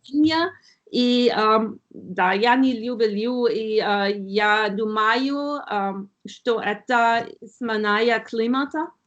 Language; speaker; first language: Russian; non-native, learner; German